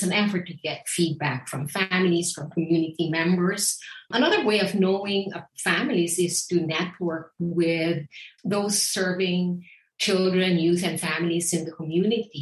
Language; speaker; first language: English; non-native, local second language; Filipino